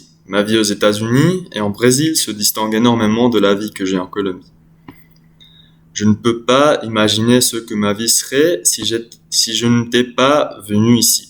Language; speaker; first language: French; non-native, learner; English